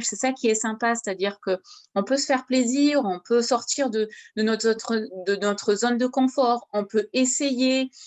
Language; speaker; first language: French; native; French